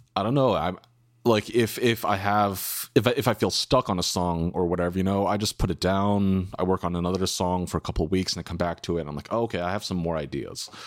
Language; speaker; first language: English; native; English